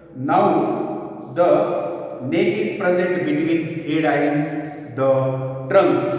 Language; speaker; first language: English; non-native, local second language; Marathi